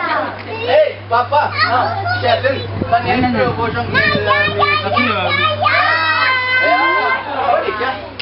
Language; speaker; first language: Norwegian; non-native, learner; Portuguese